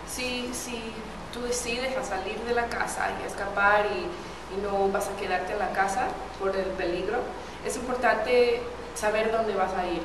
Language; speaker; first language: Spanish; non-native, fluent; English